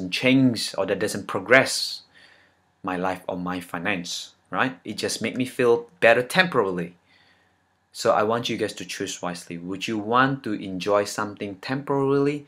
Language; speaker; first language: English; non-native, fluent; Indonesian